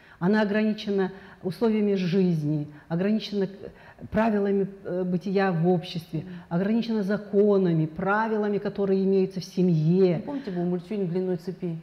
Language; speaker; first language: Russian; non-native, local second language; Kazakh